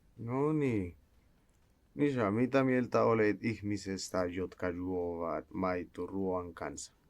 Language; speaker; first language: Finnish; non-native, learner; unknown